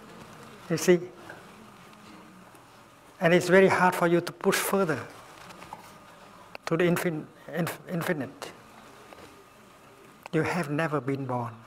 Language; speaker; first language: English; non-native, fluent; Vietnamese